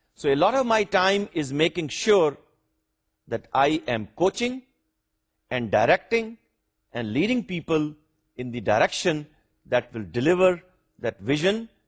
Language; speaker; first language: English; non-native, local second language; Urdu